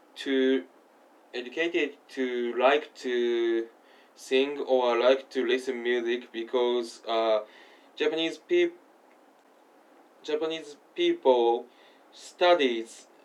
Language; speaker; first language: English; non-native, learner; Japanese